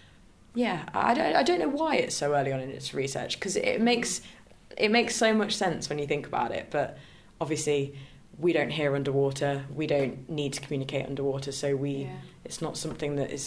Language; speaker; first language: English; native; English